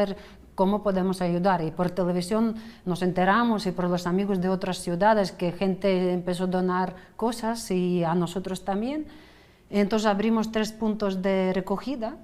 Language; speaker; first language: Spanish; non-native, fluent; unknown